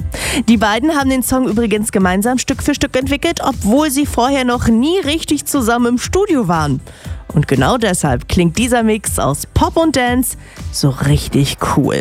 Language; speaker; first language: German; native; German